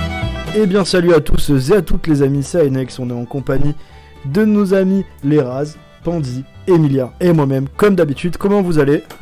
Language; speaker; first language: French; native; French